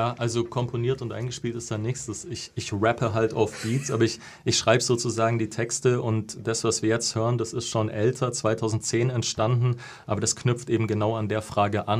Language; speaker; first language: German; native; German